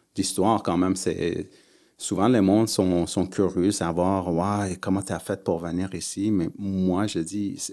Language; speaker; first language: French; early bilingual, other home language; Persian